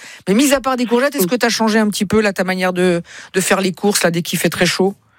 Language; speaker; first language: French; native; French